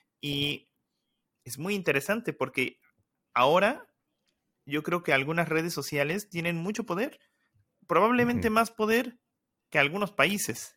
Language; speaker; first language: Spanish; native; Spanish